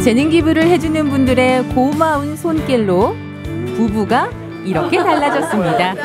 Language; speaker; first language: Korean; native; Korean